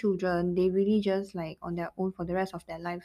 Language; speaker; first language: English; non-native, local second language; Chinese